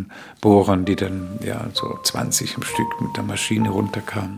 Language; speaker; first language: German; early bilingual, other home language; Spanish